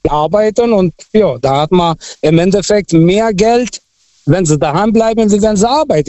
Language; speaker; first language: German; non-native, fluent; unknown